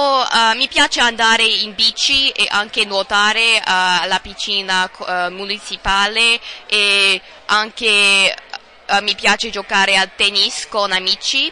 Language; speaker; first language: Italian; non-native, learner; English